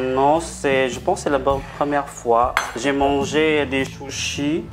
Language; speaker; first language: French; non-native, fluent; Indonesian